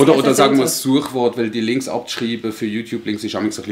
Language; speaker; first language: German; native; German